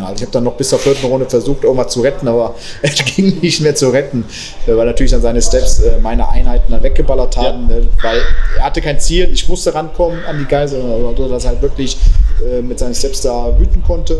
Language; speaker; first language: German; native; German